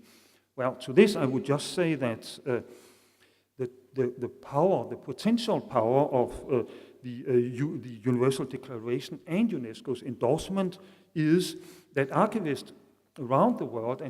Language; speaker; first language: English; non-native, fluent; Danish